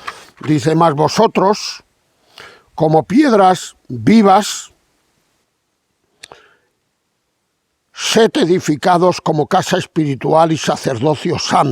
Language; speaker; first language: Spanish; native; Spanish